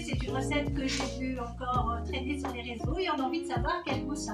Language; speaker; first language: French; native; French